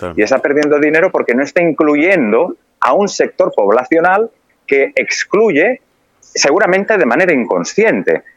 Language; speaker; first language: Spanish; native; Spanish